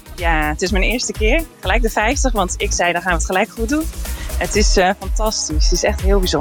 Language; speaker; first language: Dutch; native; Dutch